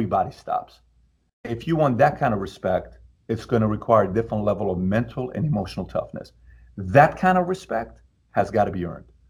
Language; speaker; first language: English; early bilingual, other home language; Persian